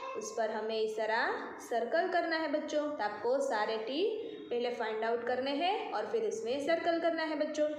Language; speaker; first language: Hindi; non-native, local second language; Gujarati